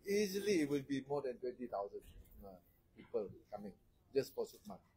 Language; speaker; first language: English; non-native, local second language; Malay